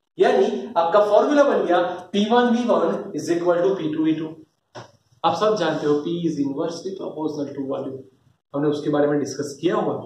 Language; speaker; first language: Hindi; non-native, local second language; Gujarati